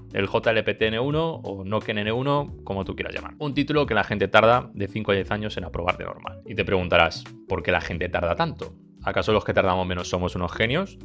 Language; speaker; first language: Spanish; early bilingual, other home language; Bulgarian